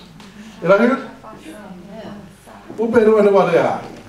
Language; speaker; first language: Swedish; non-native, fluent; Finnish